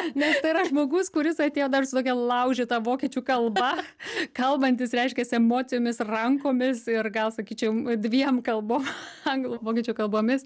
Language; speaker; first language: Lithuanian; native; Lithuanian